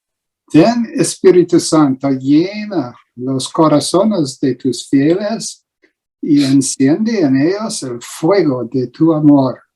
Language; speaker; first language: Spanish; non-native, learner; English